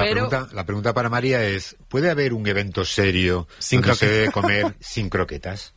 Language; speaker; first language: Spanish; native; Spanish